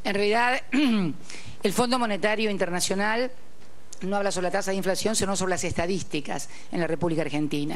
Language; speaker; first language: Spanish; native; Spanish